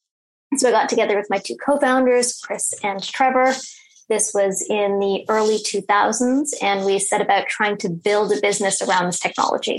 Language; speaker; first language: English; native; English